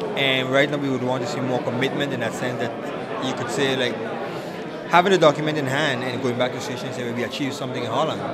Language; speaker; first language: English; native; English